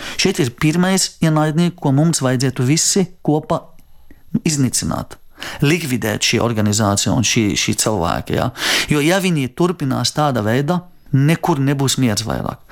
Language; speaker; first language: Latvian; non-native, fluent; Arabic